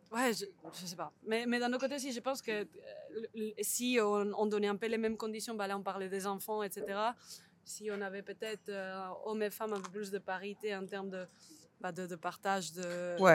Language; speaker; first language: French; non-native, fluent; Spanish